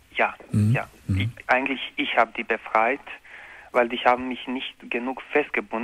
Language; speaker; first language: German; non-native, learner; Croatian